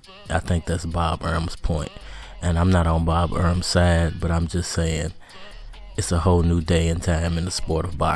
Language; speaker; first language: English; native; English